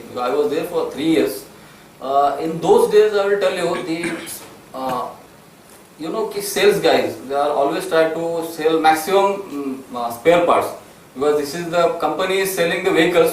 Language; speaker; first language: English; non-native, local second language; Marathi